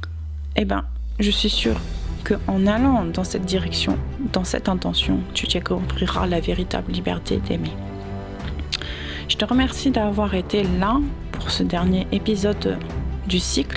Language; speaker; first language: French; native; French